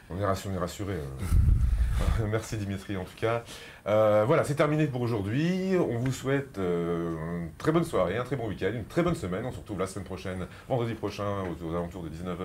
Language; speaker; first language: French; native; French